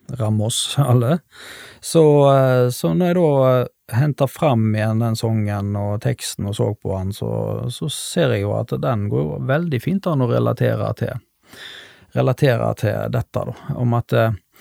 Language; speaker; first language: Norwegian; native; Norwegian